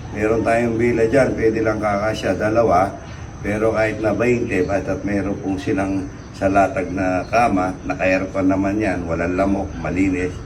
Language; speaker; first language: Filipino; non-native, local second language; Pampanga